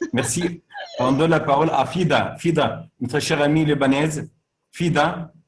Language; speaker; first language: French; non-native, local second language; Arabic